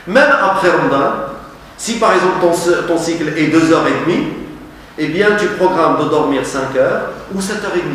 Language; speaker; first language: French; non-native, local second language; Arabic